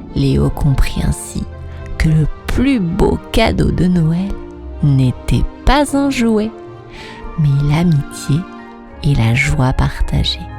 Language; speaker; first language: French; native; French